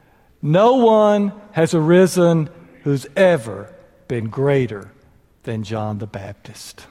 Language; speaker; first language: English; native; English